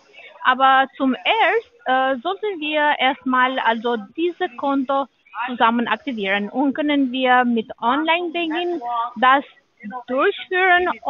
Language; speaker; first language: German; non-native, learner; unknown